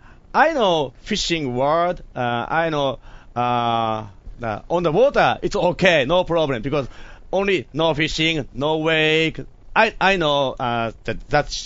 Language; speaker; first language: English; non-native, learner; Japanese